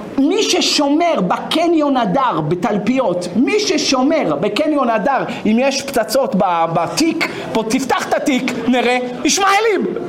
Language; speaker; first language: Hebrew; native; Hebrew